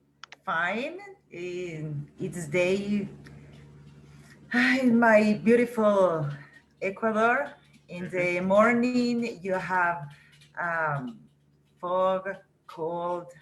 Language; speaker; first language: English; non-native, learner; Spanish